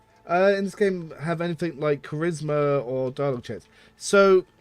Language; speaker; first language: English; native; English